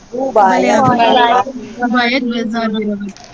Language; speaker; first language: Persian; non-native, learner; Urdu